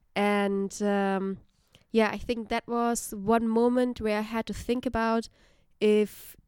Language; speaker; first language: English; non-native, fluent; German